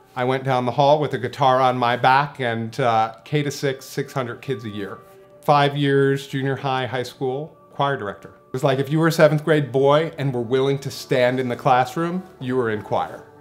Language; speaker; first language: English; native; English